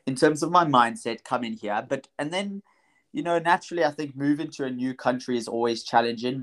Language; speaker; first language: English; native; English